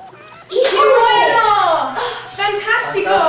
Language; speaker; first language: Spanish; non-native, learner; English